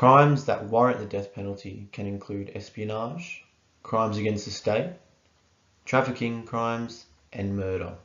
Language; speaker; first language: English; native; English